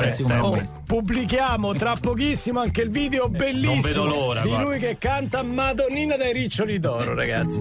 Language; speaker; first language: Italian; native; Italian